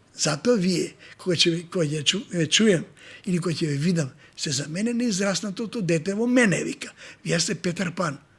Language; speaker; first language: Macedonian; non-native, local second language; Serbian